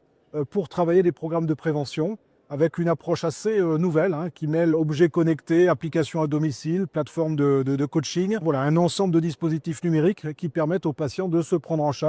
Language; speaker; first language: French; native; French